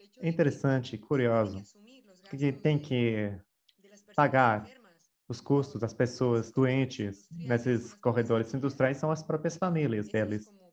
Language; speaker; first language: Portuguese; non-native, fluent; Spanish